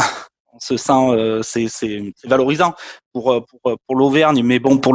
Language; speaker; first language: French; native; French